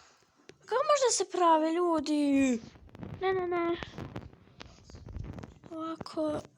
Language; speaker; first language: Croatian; early bilingual, heritage; Croatian